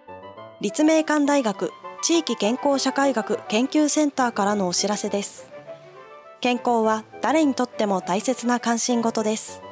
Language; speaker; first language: Japanese; native; Japanese